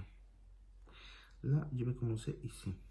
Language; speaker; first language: French; non-native, learner; Spanish